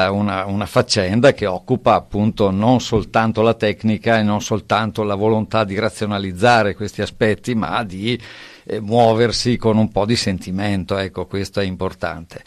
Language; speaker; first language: Italian; native; Italian